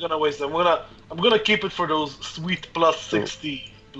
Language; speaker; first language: English; native; English